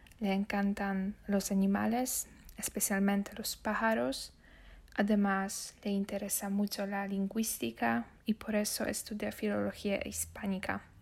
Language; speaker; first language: Spanish; non-native, learner; Polish